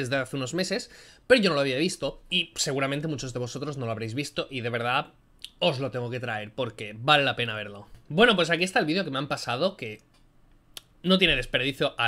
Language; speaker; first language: Spanish; native; Spanish